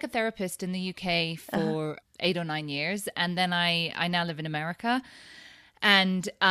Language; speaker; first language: English; native; English